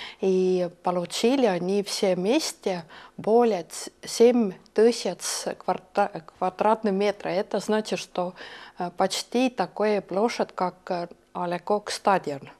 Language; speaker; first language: Russian; non-native, local second language; Estonian